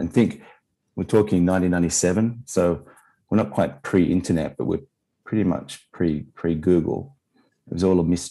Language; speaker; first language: English; native; English